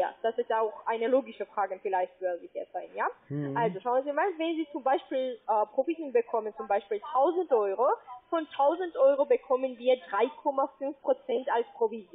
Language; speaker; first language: German; non-native, learner; Spanish